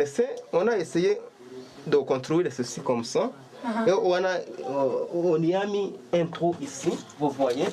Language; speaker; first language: French; non-native, local second language; Kinyarwanda